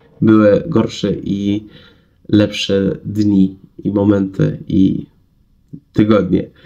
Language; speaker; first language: Polish; non-native, fluent; Persian